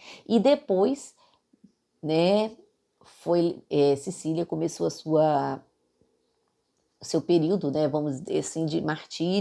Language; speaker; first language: Portuguese; native; Portuguese